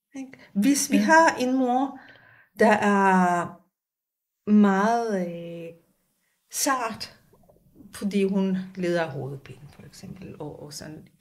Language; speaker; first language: Danish; non-native, fluent; Hebrew